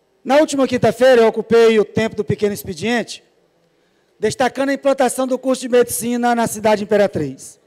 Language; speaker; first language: Portuguese; native; Portuguese